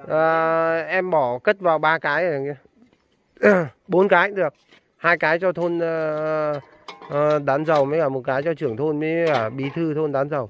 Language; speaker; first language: Vietnamese; native; Vietnamese